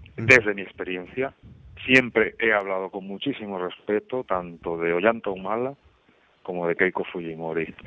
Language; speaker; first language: Spanish; native; Spanish